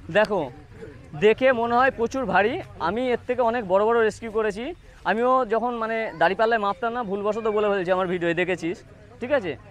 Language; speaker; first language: Hindi; non-native, local second language; Bangla